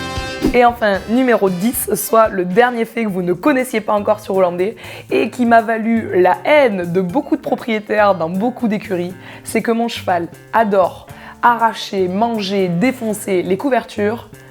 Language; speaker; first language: French; native; French